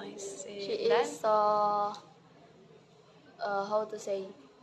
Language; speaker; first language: English; non-native, learner; Indonesian